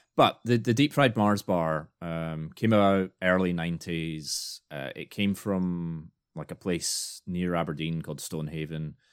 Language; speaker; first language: English; native; English